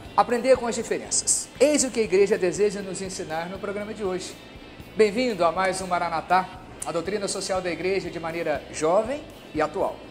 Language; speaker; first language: Portuguese; native; Portuguese